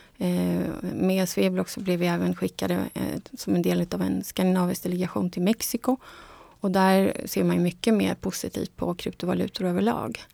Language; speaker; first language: Swedish; non-native, fluent; Spanish